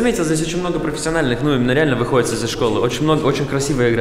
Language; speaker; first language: Russian; native; Russian